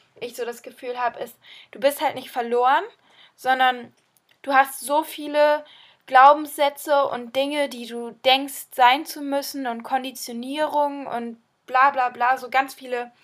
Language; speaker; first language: German; native; German